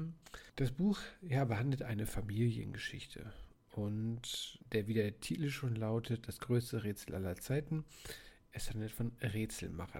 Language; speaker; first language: German; native; German